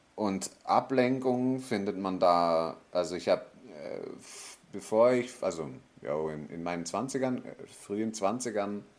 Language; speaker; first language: German; native; German